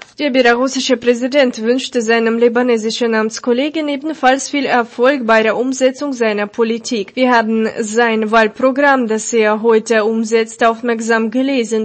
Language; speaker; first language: German; non-native, fluent; Russian